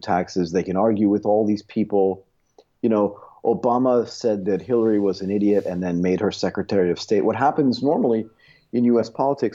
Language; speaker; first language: English; native; English